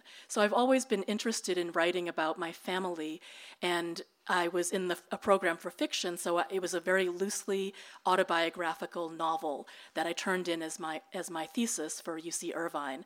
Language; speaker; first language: English; early bilingual, other home language; Filipino